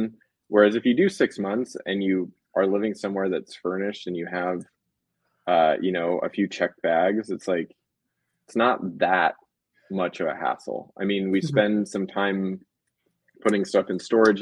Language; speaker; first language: English; native; English